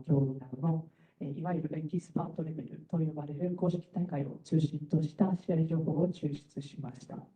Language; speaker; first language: Japanese; native; Japanese